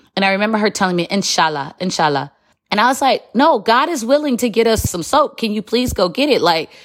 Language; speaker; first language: English; native; English